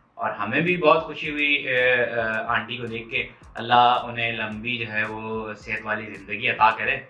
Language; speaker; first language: Urdu; non-native, local second language; Punjabi